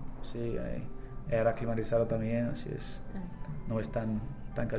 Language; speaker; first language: Spanish; non-native, learner; English